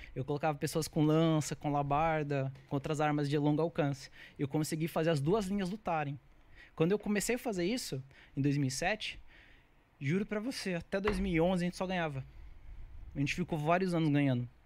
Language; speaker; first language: Portuguese; native; Portuguese